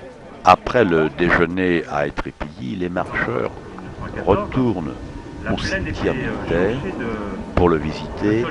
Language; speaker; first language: French; native; French